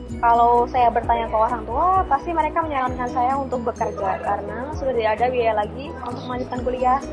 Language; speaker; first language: Indonesian; native; Indonesian